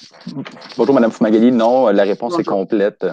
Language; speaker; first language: French; native; French